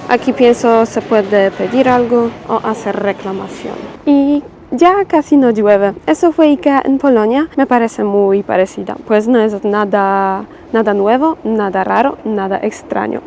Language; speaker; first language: Spanish; non-native, fluent; Polish